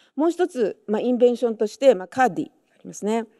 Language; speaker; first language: Japanese; native; Japanese